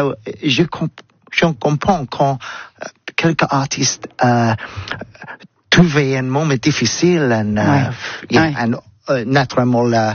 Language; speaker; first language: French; non-native, learner; English